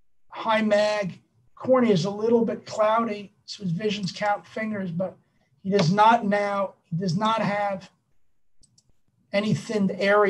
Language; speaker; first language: English; native; English